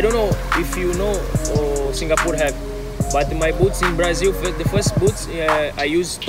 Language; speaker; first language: English; non-native, learner; Portuguese